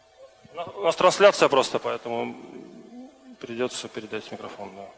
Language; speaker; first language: Russian; native; Russian